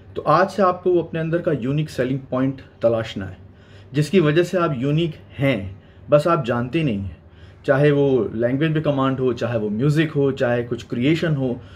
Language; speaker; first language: Hindi; native; Hindi